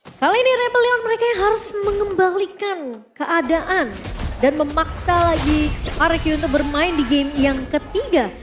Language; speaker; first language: Indonesian; native; Indonesian